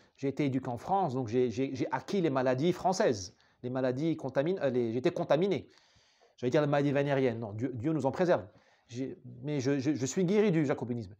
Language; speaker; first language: French; non-native, local second language; Arabic